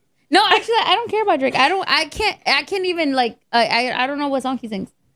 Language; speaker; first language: English; early bilingual, other home language; Spanish